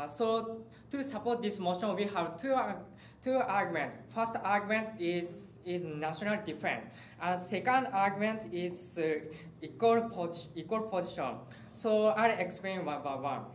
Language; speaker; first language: English; non-native, learner; Japanese